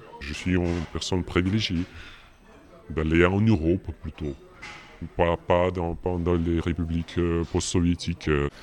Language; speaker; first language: French; non-native, learner; Russian